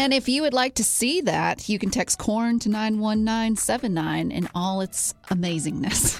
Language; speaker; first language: English; native; English